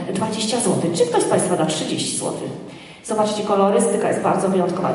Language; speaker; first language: Polish; native; Polish